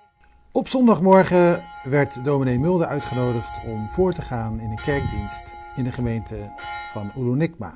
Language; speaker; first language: Dutch; native; Dutch